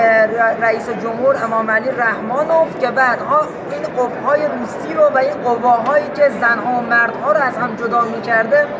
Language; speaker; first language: Persian; native; Persian